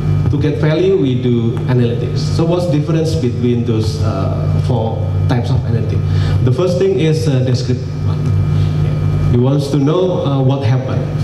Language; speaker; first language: English; non-native, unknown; Indonesian